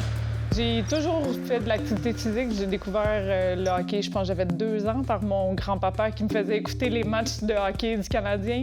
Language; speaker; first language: French; native; French